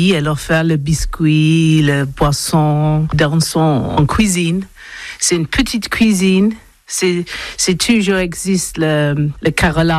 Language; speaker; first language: French; non-native, learner; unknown